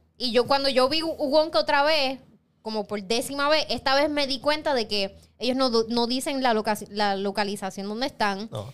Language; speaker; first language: Spanish; native; Spanish